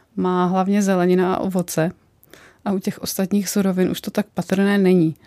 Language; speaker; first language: Czech; native; Czech